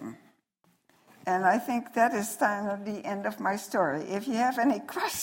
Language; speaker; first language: English; non-native, fluent; Dutch